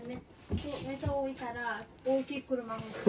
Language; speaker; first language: Japanese; non-native, learner; Nepali